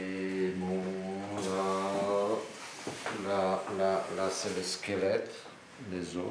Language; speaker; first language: French; non-native, fluent; Serbian